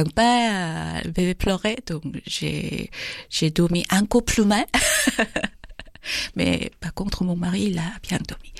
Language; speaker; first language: French; non-native, fluent; Korean